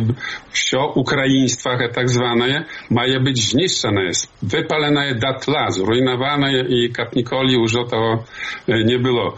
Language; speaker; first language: Polish; non-native, learner; Belarusian